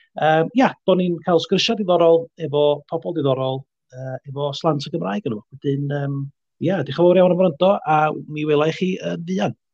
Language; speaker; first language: Welsh; native; Welsh